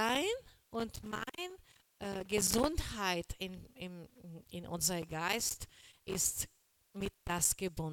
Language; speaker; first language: German; non-native, learner; Portuguese